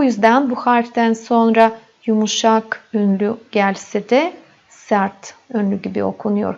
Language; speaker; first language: Turkish; non-native, fluent; Russian